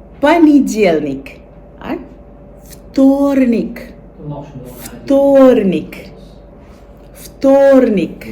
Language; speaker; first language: Russian; non-native, fluent; Bangla